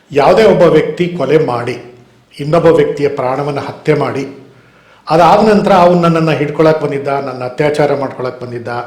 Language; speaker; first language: Kannada; native; Kannada